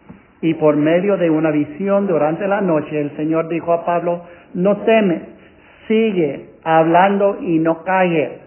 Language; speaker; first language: Spanish; non-native, fluent; English